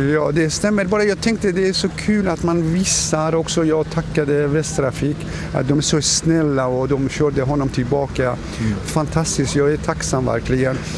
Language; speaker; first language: Swedish; non-native, fluent; Persian